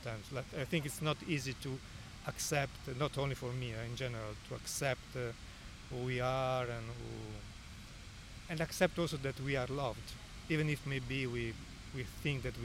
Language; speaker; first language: English; non-native, learner; Italian